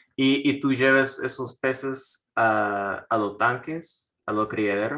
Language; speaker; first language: Spanish; non-native, fluent; English